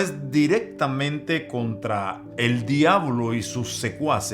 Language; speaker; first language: Spanish; native; Spanish